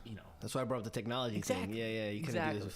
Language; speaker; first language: English; native; English